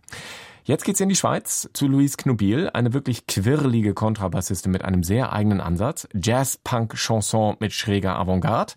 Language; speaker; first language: German; native; German